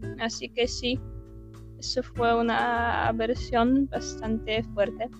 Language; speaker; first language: Spanish; non-native, fluent; Polish